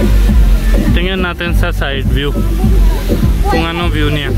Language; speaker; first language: Filipino; non-native, learner; Punjabi